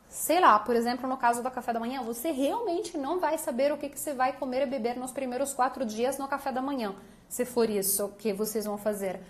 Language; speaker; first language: Portuguese; native; Portuguese